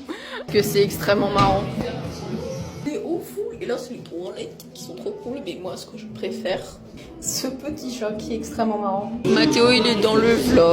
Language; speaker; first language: French; native; French